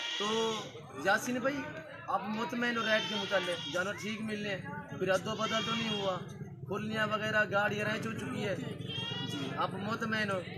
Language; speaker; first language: Urdu; non-native, local second language; Saraiki